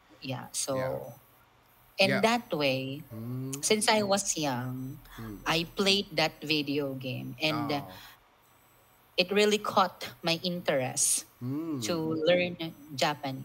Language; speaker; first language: English; non-native, local second language; Filipino